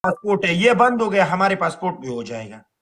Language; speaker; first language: Hindi; non-native, local second language; Pashto